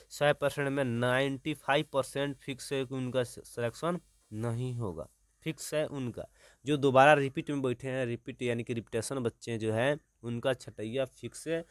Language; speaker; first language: Hindi; native; Hindi